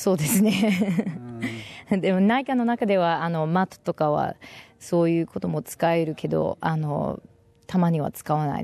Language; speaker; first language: Japanese; non-native, fluent; English